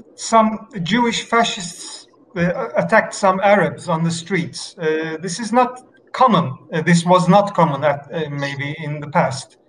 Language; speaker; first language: English; non-native, fluent; Turkish